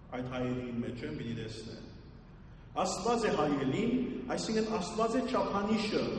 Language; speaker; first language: Armenian; early bilingual, heritage; Armenian